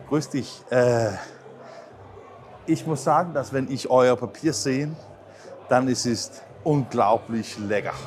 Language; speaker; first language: German; non-native, learner; Danish